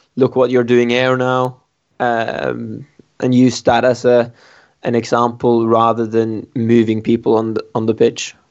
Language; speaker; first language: English; non-native, fluent; Norwegian